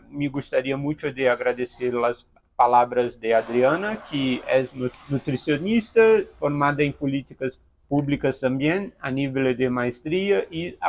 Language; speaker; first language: Spanish; non-native, learner; Portuguese